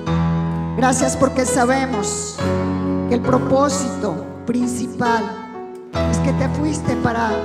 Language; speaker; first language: Spanish; native; Spanish